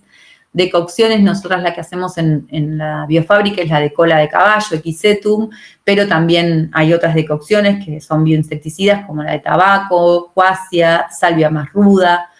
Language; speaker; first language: Spanish; native; Spanish